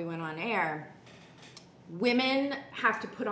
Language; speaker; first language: English; native; English